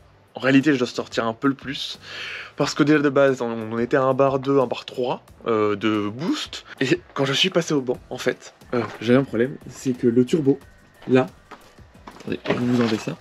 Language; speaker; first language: French; native; French